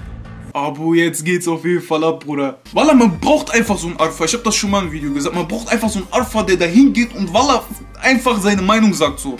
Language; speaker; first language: German; native; German